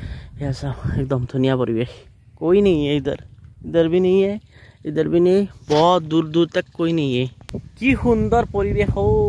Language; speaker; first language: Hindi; non-native, local second language; Assamese